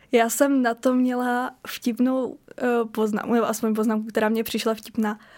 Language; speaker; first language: Czech; native; Czech